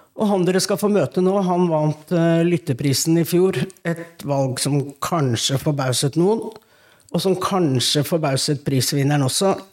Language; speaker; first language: Norwegian; native; Norwegian